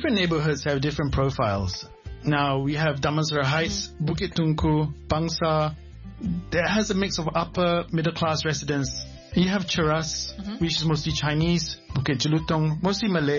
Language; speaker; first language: English; non-native, local second language; Malay